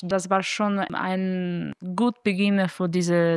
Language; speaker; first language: German; non-native, fluent; Italian